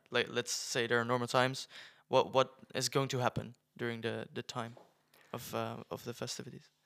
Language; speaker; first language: English; non-native, fluent; Dutch